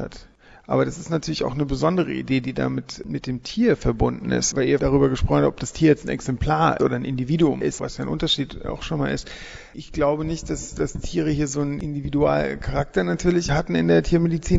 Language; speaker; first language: German; native; German